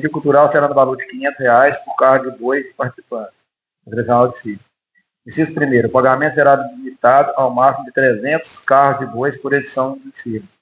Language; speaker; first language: Portuguese; native; Portuguese